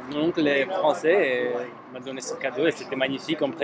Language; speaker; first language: French; non-native, fluent; Slovak